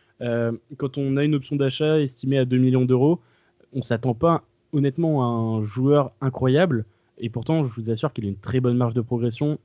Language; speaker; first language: French; native; French